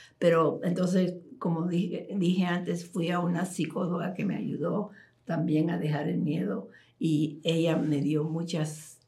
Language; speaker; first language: Spanish; early bilingual, heritage; Spanish